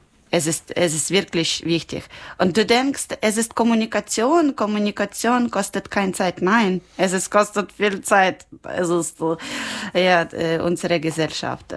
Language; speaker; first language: German; non-native, learner; Ukrainian